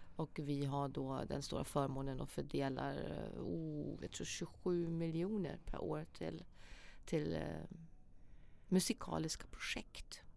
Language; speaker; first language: Swedish; non-native, fluent; German